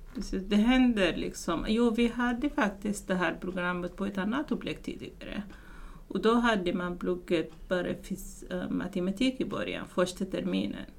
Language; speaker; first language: Swedish; non-native, fluent; Arabic